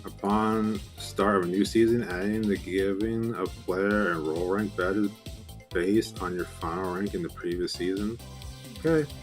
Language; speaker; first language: English; native; English